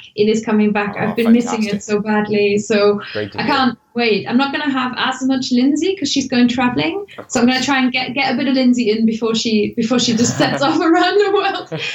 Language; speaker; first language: English; non-native, fluent; German